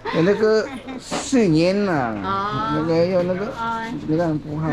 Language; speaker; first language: Chinese; non-native, learner; Iloko